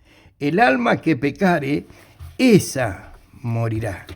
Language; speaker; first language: Spanish; native; Spanish